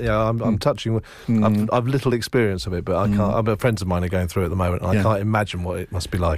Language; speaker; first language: English; native; English